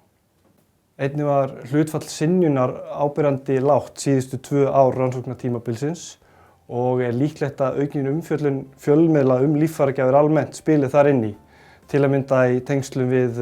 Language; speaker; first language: Icelandic; native; Icelandic